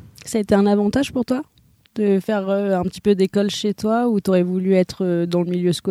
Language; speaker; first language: French; native; French